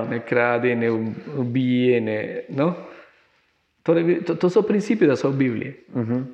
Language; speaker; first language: Slovenian; non-native, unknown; Spanish